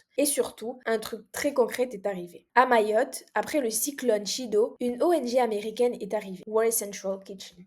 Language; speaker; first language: French; non-native, local second language; Comorian